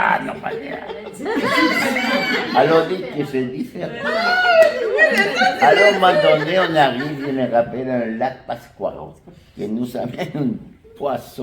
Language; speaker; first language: French; non-native, fluent; Spanish